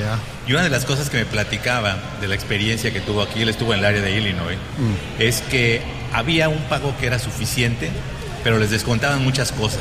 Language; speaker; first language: Spanish; native; Spanish